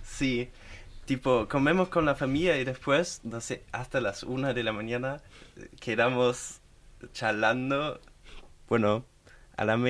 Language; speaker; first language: Spanish; non-native, fluent; German